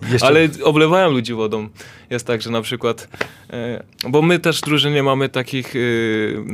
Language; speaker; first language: Polish; native; Polish